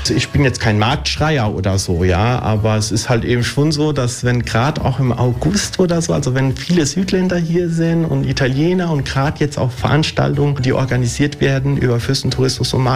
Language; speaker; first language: German; early bilingual, other home language; Italian